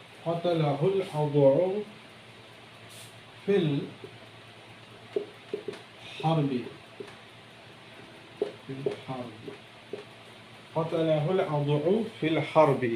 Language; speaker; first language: Arabic; non-native, fluent; Bangla